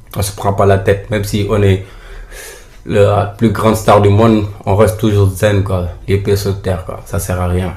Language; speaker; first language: French; non-native, local second language; Wolof